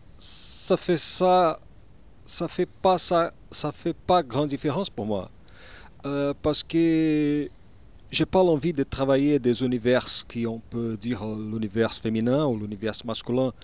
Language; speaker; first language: French; non-native, learner; Portuguese